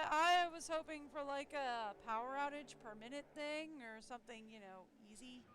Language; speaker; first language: English; native; English